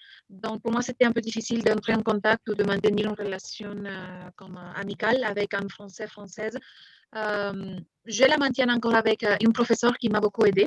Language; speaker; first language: French; non-native, fluent; Spanish